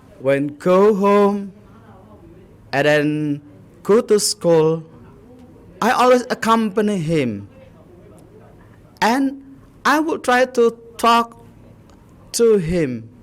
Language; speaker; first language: English; non-native, learner; Indonesian